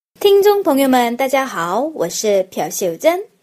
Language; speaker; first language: Chinese; non-native, fluent; Korean